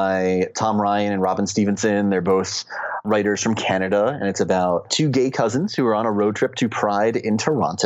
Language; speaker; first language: English; native; English